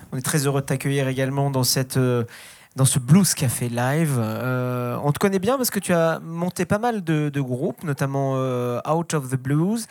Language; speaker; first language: French; native; French